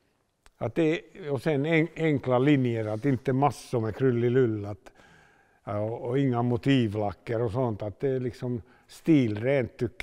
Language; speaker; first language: Swedish; non-native, local second language; Finnish